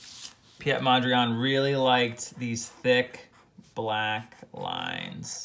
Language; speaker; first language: English; native; English